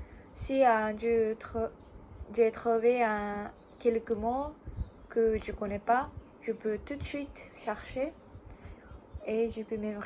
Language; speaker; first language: French; non-native, learner; Japanese